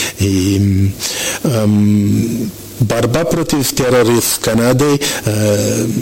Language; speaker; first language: Russian; non-native, learner; French